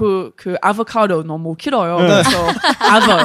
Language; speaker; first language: Korean; non-native, learner; English